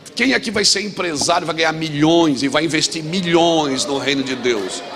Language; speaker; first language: Portuguese; native; Portuguese